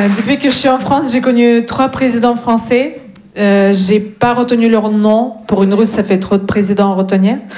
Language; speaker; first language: French; non-native, fluent; Russian